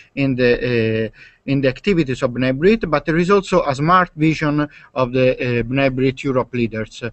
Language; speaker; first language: English; non-native, learner; Italian